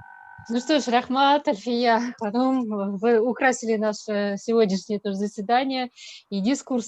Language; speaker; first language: Russian; native; Russian